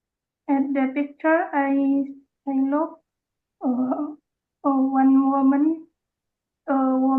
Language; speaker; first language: English; non-native, learner; Indonesian